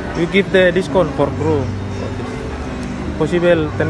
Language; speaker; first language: English; non-native, learner; Indonesian